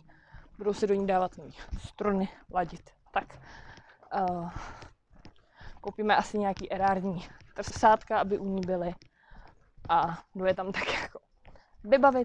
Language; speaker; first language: Czech; native; Czech